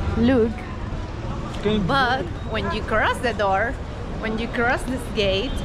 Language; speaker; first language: English; non-native, fluent; Spanish